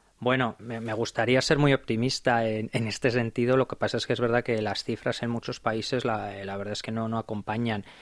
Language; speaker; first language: Spanish; native; Spanish